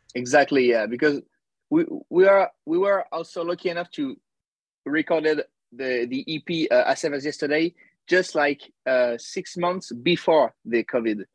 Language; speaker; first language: English; non-native, fluent; French